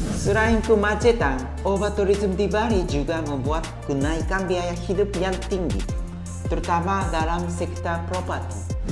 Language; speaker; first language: Indonesian; non-native, fluent; Japanese